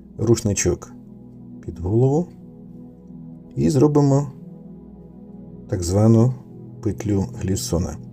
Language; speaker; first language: Ukrainian; native; Ukrainian